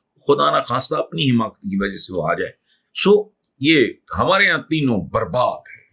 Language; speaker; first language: Urdu; non-native, local second language; Punjabi